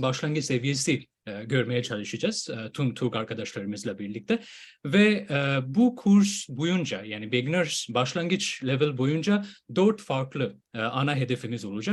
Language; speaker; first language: Turkish; non-native, fluent; Bangla